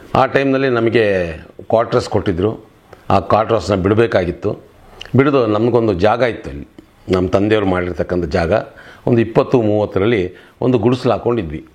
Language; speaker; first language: Kannada; native; Kannada